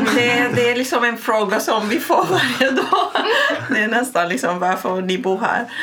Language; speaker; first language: Swedish; non-native, fluent; Arabic